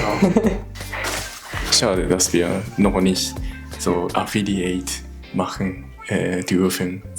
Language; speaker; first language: German; non-native, learner; Japanese